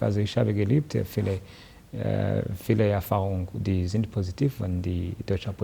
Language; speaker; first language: German; non-native, learner; Kinyarwanda